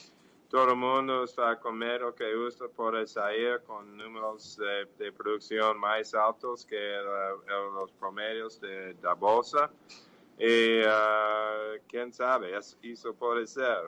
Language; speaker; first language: Portuguese; non-native, fluent; English